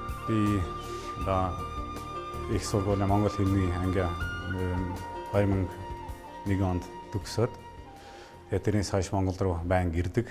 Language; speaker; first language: Mongolian; non-native, fluent; Hungarian